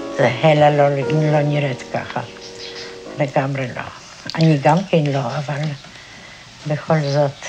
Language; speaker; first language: Hebrew; non-native, fluent; Polish